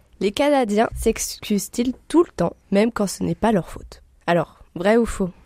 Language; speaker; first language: French; native; French